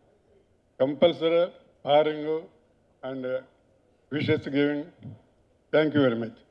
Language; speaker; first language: Tamil; non-native, learner; Telugu